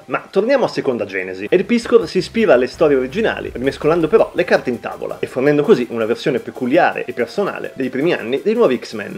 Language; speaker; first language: Italian; native; Italian